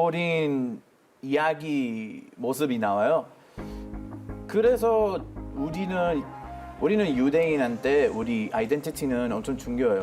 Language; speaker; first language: Korean; non-native, fluent; Hebrew